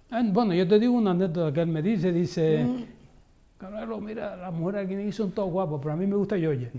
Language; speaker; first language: Spanish; native; Spanish